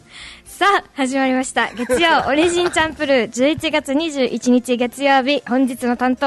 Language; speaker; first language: Japanese; native; Japanese